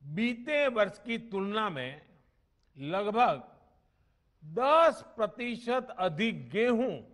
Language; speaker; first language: Hindi; non-native, local second language; Gujarati